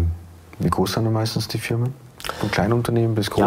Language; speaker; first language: German; native; German